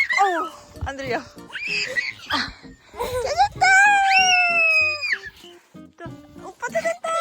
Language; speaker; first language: Korean; native; Korean